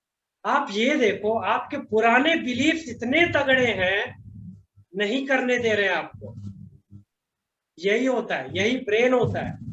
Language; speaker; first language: Hindi; native; Hindi